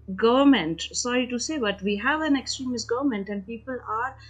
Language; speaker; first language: English; non-native, local second language; Hindi